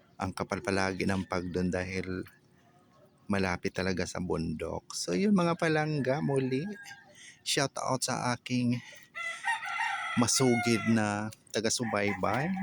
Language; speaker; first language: Filipino; non-native, local second language; Waray